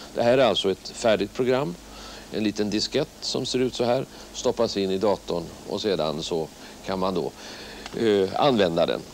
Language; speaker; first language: Swedish; native; Swedish